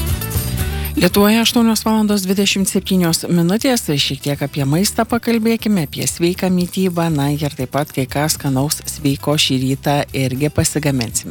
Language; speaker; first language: Lithuanian; native; Lithuanian